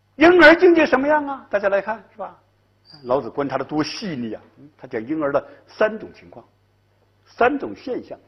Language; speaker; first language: Chinese; native; Chinese